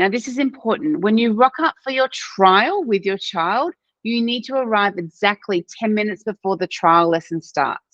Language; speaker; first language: English; native; English